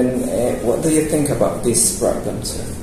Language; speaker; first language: English; non-native, local second language; Indonesian